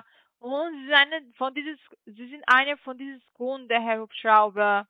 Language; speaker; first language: German; non-native, learner; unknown